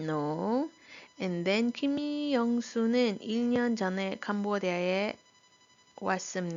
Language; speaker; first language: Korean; non-native, fluent; Iloko